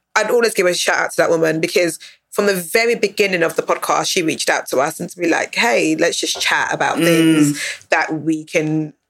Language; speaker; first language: English; native; English